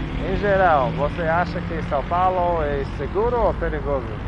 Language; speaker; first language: Portuguese; non-native, learner; English